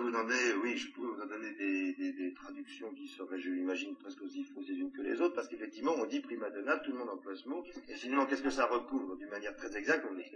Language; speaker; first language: French; native; French